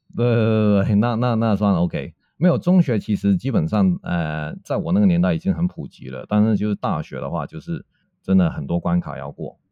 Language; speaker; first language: Chinese; non-native, local second language; Cantonese